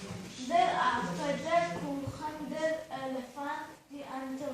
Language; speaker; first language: German; non-native, learner; Russian